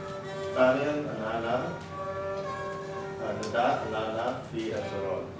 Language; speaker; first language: Arabic; non-native, learner; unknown